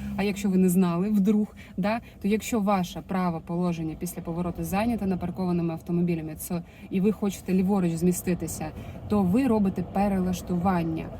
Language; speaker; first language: Ukrainian; non-native, local second language; Russian